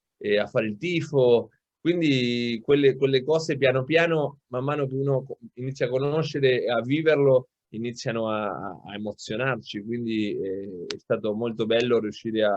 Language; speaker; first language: Italian; non-native, local second language; Spanish